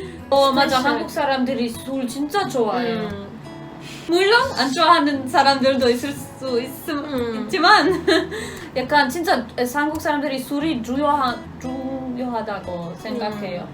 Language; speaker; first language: Korean; non-native, fluent; Polish